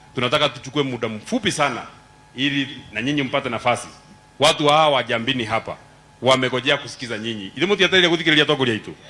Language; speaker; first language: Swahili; non-native, local second language; Kikuyu